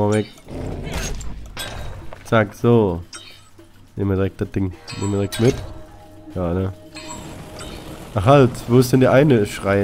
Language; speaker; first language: German; native; German